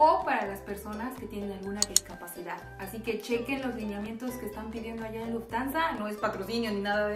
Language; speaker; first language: Spanish; native; Spanish